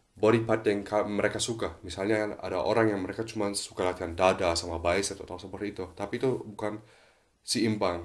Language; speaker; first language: Indonesian; non-native, fluent; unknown